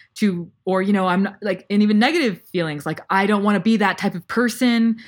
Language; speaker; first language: English; native; English